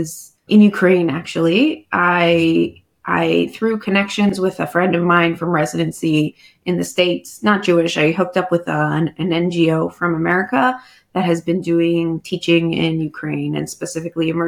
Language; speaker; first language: English; native; English